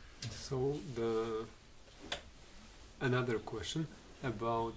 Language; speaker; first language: English; non-native, fluent; Polish